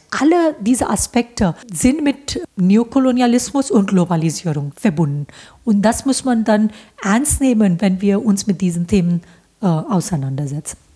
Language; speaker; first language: German; non-native, fluent; Hindi